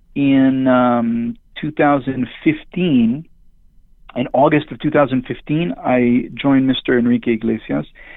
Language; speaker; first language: English; non-native, fluent; Hebrew